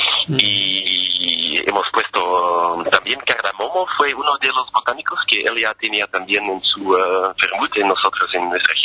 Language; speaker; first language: Spanish; non-native, fluent; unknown